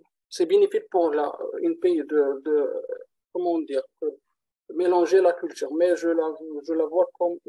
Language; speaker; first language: French; non-native, learner; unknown